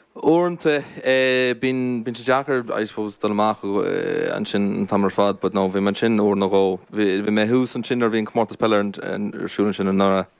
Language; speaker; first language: Irish; native; Irish